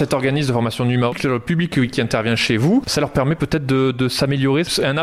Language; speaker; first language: French; native; French